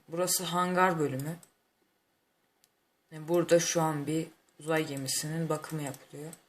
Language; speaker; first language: Turkish; native; Turkish